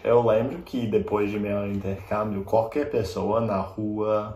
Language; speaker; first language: Portuguese; non-native, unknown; English